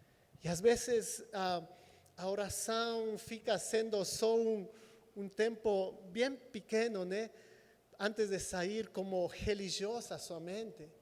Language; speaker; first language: Portuguese; non-native, fluent; Spanish